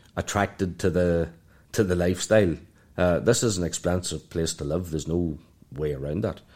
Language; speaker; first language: English; native; English